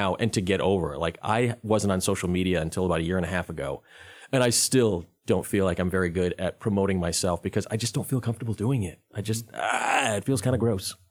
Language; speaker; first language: English; native; English